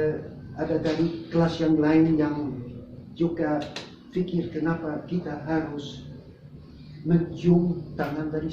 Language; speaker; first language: Indonesian; non-native, fluent; Dutch